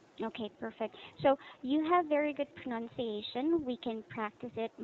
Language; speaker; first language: English; non-native, local second language; Filipino